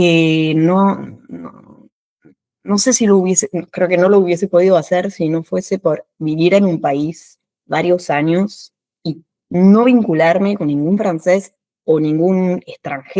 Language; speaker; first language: Spanish; non-native, fluent; French